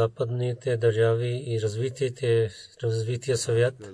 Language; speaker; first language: Bulgarian; non-native, learner; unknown